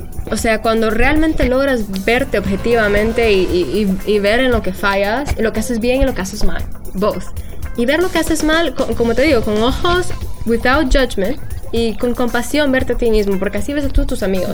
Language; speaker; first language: Spanish; early bilingual, heritage; Spanish